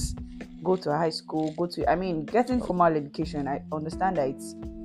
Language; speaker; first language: English; non-native, local second language; Yoruba